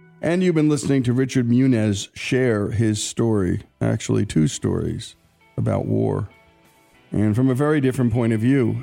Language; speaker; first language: English; native; English